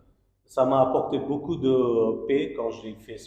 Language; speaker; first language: French; non-native, learner; Bangla